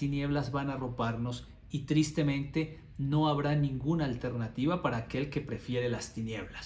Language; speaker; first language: Spanish; native; Spanish